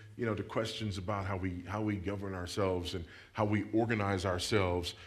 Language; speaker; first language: English; native; English